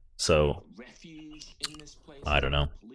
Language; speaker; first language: English; native; English